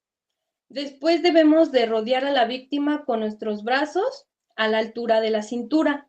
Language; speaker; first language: Spanish; native; Spanish